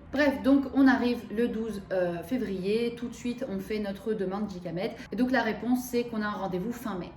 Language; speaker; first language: French; early bilingual, other home language; Arabic